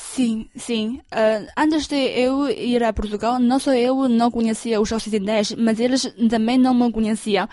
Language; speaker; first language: Portuguese; non-native, fluent; Chinese